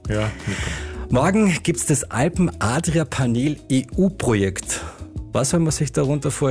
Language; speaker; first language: German; native; German